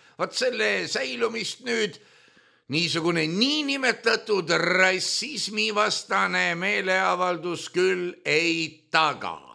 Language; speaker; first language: Estonian; native; Estonian